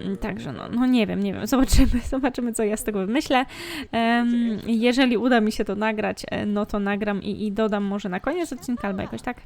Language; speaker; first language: Polish; native; Polish